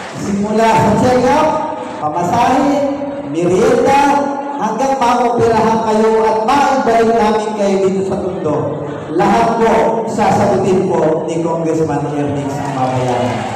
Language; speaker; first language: Filipino; native; Filipino